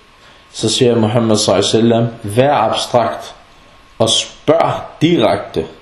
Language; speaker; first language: Danish; non-native, fluent; Arabic